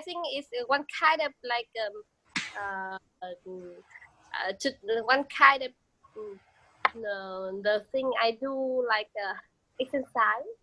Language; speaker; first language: English; non-native, learner; Vietnamese